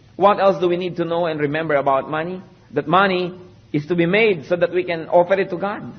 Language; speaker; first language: English; non-native, local second language; Filipino